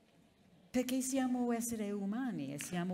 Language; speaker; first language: Italian; non-native, fluent; English